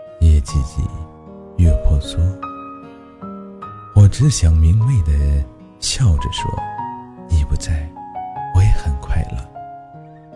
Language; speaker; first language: Chinese; native; Chinese